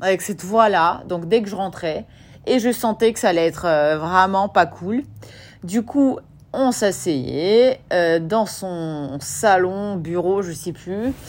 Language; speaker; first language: French; non-native, fluent; Russian